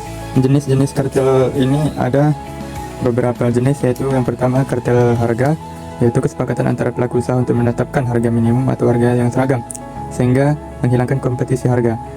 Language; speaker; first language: Indonesian; native; Indonesian